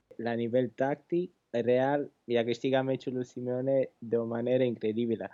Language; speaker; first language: Romanian; native; Romanian